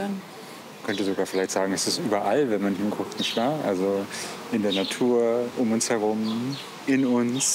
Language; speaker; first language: German; native; German